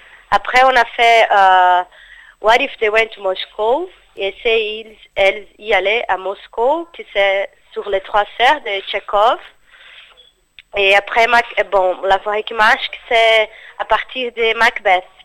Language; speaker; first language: French; non-native, fluent; Portuguese